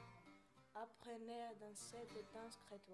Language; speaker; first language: French; non-native, learner; Greek